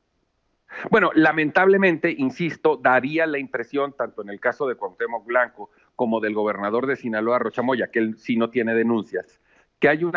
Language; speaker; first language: Spanish; native; Spanish